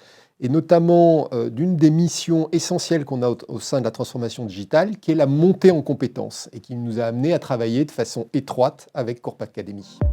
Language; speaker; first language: French; native; French